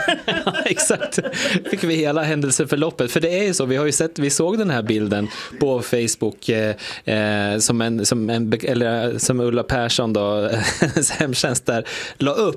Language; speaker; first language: Swedish; native; Swedish